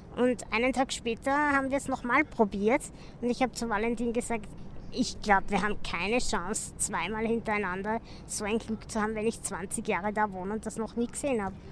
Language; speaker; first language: German; native; German